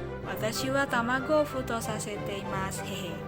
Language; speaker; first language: Japanese; non-native, learner; Indonesian